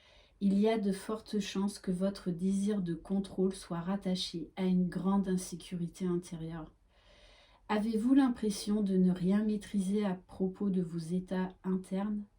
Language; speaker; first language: French; native; French